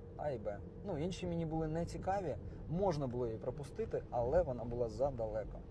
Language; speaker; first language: Ukrainian; native; Ukrainian